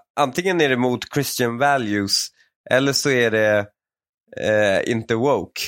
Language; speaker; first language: Swedish; early bilingual, other home language; Persian